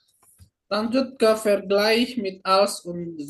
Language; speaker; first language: German; non-native, fluent; Indonesian